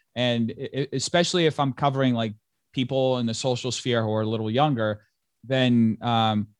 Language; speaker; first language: English; early bilingual, other home language; Portuguese